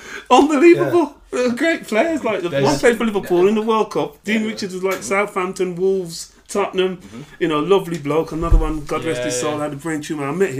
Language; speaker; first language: English; native; English